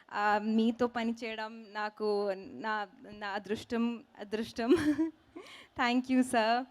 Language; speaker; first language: Telugu; non-native, learner; Hindi